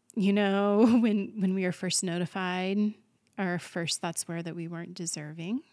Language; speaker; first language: English; native; English